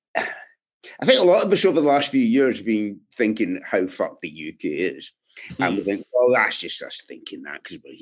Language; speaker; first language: English; native; English